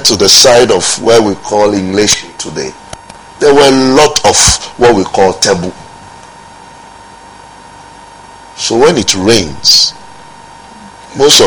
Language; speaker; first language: English; non-native, local second language; Ga